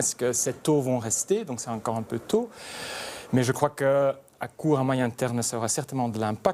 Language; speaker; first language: French; native; French